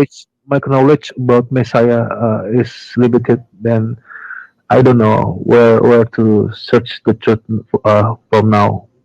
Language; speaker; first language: English; non-native, learner; Indonesian